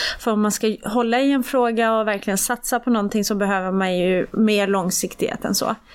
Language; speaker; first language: Swedish; early bilingual, other home language; Persian